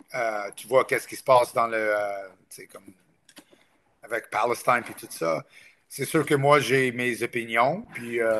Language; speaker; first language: French; non-native, local second language; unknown